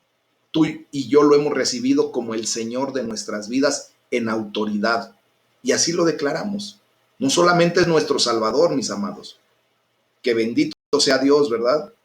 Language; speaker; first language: Spanish; native; Spanish